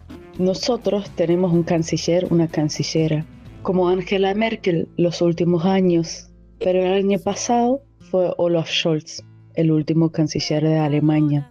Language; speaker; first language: Spanish; non-native, fluent; German